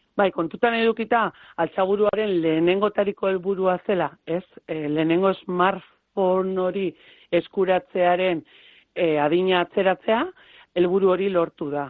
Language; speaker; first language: Basque; native; Basque